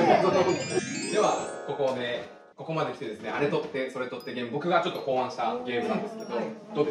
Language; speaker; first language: Japanese; native; Japanese